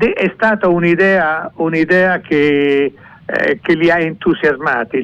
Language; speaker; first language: Italian; native; Italian